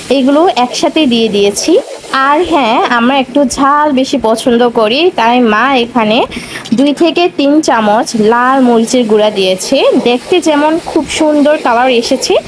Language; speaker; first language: Bangla; non-native, local second language; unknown